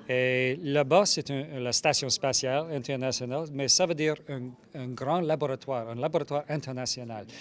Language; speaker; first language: French; non-native, local second language; English